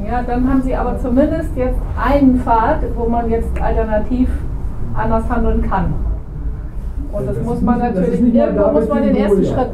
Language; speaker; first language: German; native; German